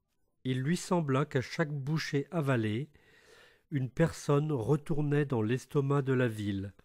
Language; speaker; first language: French; native; French